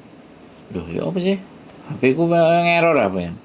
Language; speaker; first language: Indonesian; non-native, local second language; Javanese